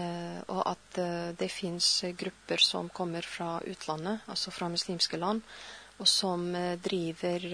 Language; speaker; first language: Norwegian; non-native, fluent; Arabic